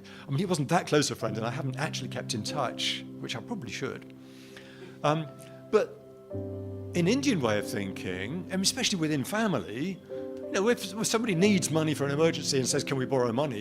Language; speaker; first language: English; native; English